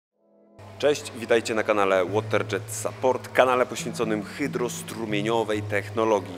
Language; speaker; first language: Polish; native; Polish